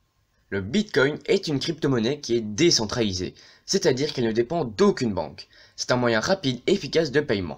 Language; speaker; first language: French; native; French